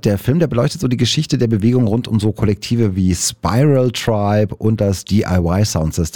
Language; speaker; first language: German; native; German